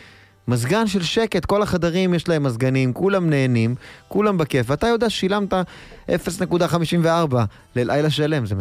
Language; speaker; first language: Hebrew; native; Hebrew